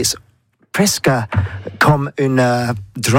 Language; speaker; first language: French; non-native, learner; English